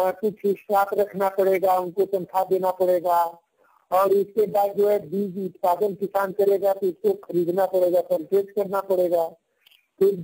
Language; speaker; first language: Hindi; native; Hindi